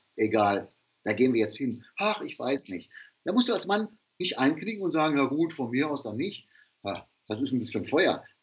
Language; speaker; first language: German; native; German